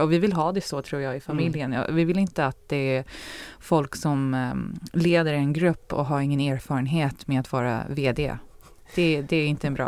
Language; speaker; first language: Swedish; early bilingual, heritage; Swedish